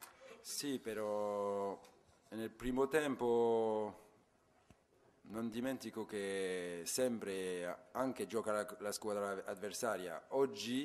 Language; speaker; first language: Italian; non-native, fluent; French